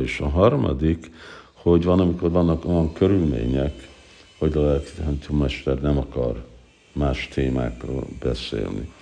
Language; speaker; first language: Hungarian; early bilingual, heritage; Hungarian